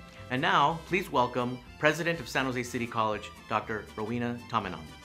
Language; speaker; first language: English; early bilingual, other home language; Spanish